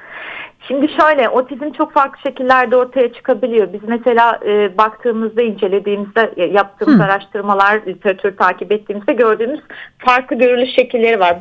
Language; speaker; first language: Turkish; native; Turkish